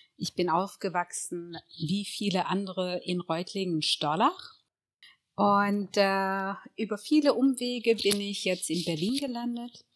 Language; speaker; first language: German; early bilingual, other home language; Tigrinya